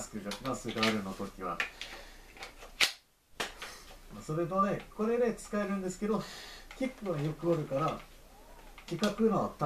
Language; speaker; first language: Japanese; non-native, learner; English